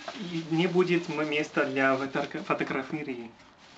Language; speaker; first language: Russian; non-native, learner; English